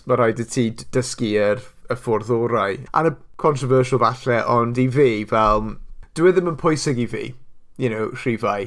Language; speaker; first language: Welsh; non-native, local second language; English